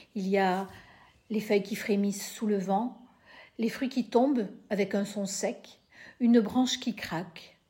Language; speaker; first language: French; native; French